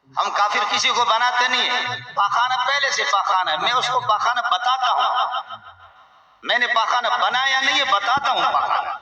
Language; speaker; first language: Urdu; non-native, local second language; Baluchi